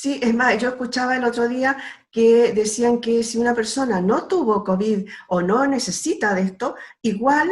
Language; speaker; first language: Spanish; native; Spanish